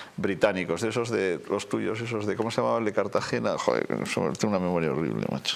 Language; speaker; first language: Spanish; native; Spanish